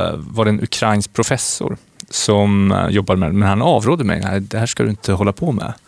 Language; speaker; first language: Swedish; native; Swedish